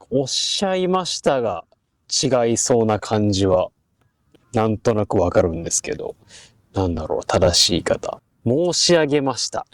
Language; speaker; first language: Japanese; native; Japanese